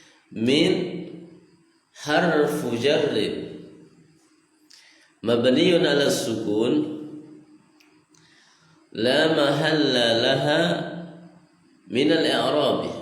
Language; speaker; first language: Arabic; non-native, fluent; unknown